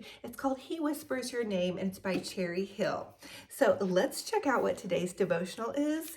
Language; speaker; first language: English; native; English